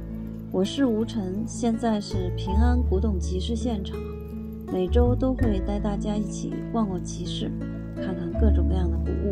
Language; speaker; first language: Chinese; native; Chinese